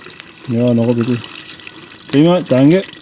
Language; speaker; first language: German; native; German